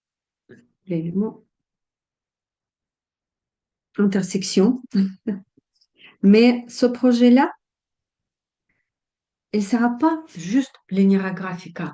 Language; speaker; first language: French; non-native, fluent; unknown